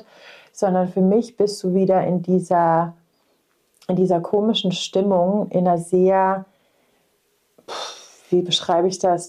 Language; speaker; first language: German; native; German